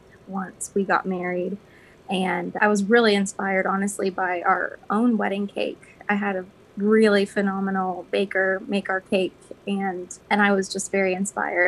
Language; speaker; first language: English; native; English